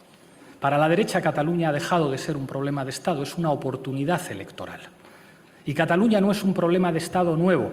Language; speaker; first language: Spanish; native; Spanish